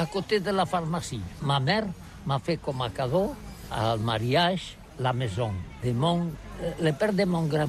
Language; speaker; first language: French; non-native, learner; Catalan